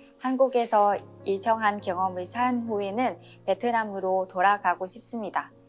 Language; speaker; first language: Korean; non-native, learner; Vietnamese